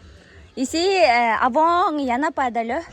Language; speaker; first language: French; non-native, learner; Kazakh